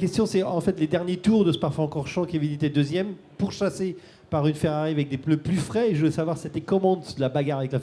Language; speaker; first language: French; native; French